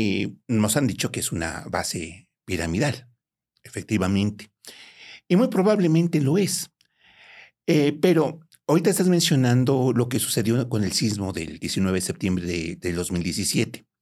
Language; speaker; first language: Spanish; native; Spanish